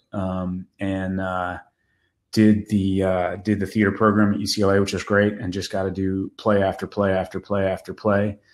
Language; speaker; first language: English; native; English